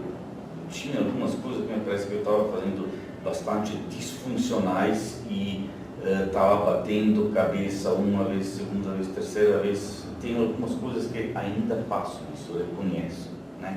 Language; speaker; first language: Portuguese; non-native, fluent; Slovenian